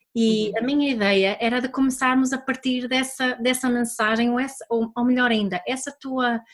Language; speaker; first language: Portuguese; early bilingual, other home language; Swedish